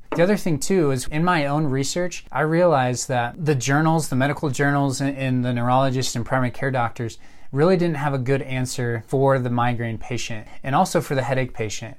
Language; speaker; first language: English; native; English